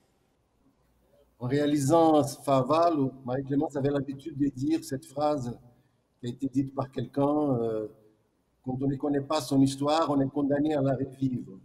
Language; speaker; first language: French; non-native, fluent; Portuguese